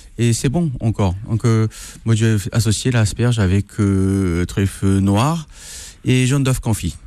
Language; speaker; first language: French; non-native, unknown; Japanese